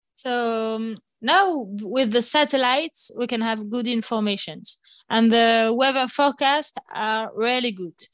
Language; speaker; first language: English; non-native, fluent; French